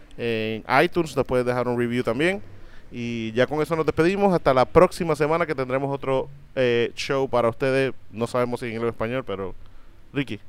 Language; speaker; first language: Spanish; native; Spanish